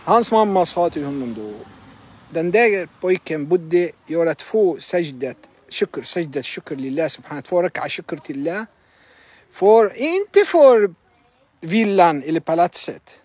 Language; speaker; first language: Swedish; non-native, fluent; Arabic